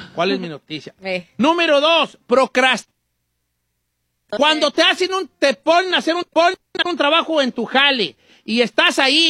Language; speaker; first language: Spanish; native; Spanish